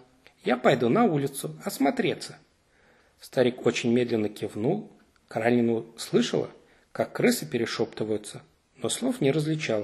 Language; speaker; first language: Russian; native; Russian